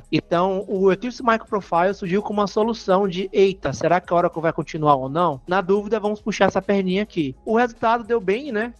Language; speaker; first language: Portuguese; native; Portuguese